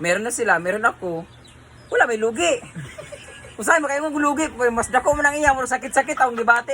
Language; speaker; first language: Filipino; non-native, local second language; Cebuano